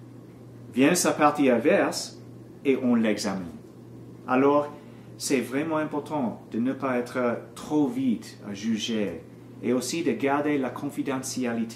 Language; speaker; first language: French; non-native, learner; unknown